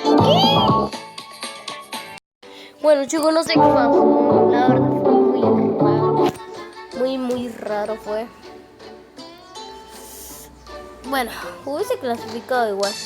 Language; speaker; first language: Spanish; native; Spanish